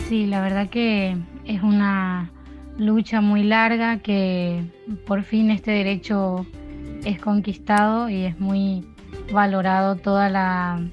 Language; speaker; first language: Spanish; native; Spanish